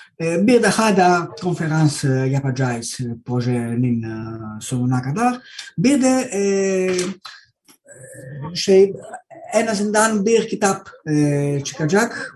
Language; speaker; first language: Turkish; non-native, learner; Greek